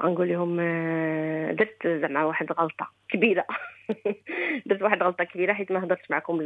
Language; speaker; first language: Arabic; early bilingual, heritage; Arabic